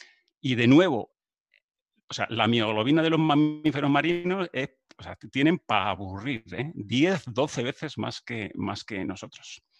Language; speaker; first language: Spanish; native; Spanish